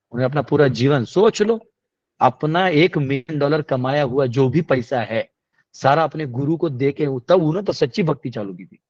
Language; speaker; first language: Hindi; non-native, local second language; Marathi